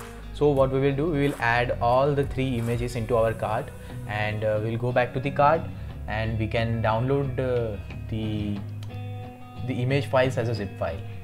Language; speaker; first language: English; non-native, local second language; Hindi